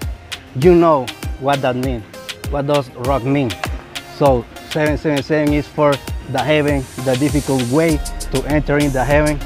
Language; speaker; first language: English; non-native, learner; Spanish